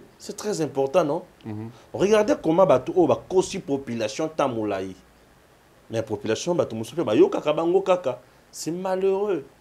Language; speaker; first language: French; non-native, local second language; Lingala